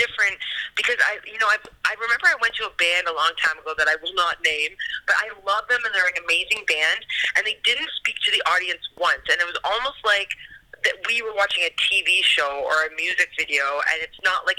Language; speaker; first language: English; native; English